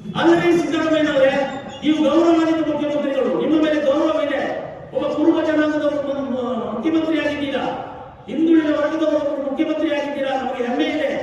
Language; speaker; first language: Kannada; non-native, local second language; Kodava